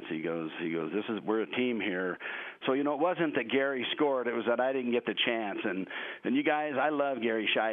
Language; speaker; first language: English; native; English